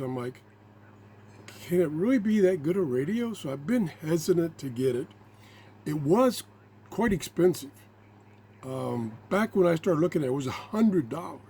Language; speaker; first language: English; native; English